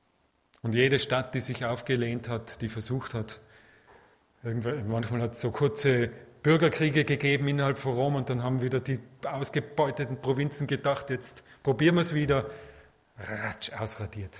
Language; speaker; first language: German; native; German